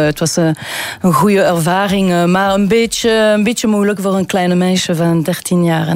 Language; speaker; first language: Dutch; non-native, local second language; French